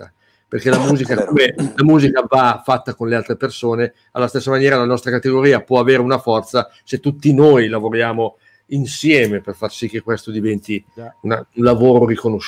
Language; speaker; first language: Italian; native; Italian